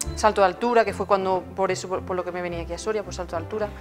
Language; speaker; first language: Spanish; native; Spanish